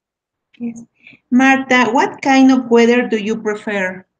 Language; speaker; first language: English; non-native, learner; Spanish